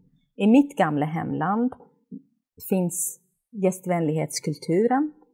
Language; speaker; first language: Swedish; non-native, fluent; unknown